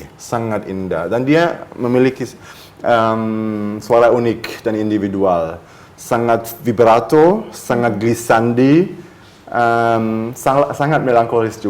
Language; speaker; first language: Indonesian; early bilingual, heritage; German